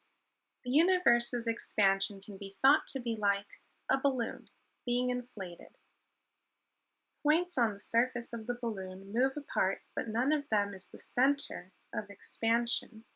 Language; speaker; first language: English; native; English